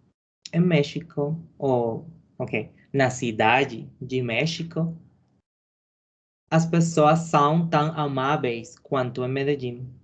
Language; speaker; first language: Portuguese; non-native, learner; Spanish